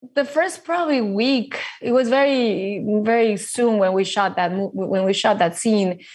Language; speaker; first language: English; non-native, fluent; Spanish